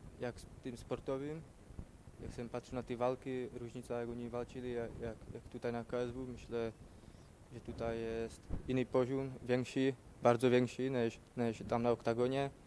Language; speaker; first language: Polish; non-native, learner; Czech